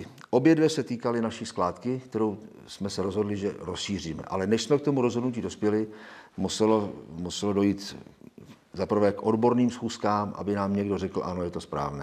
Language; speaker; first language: Czech; native; Czech